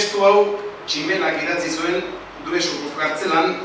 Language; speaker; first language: Basque; native; Basque